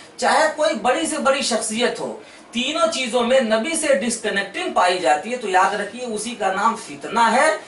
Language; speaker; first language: Urdu; native; Urdu